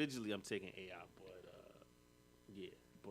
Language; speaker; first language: English; native; English